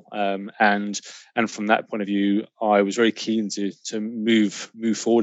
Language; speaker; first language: English; native; English